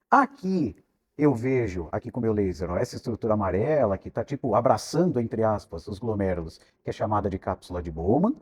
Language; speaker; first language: Portuguese; native; Portuguese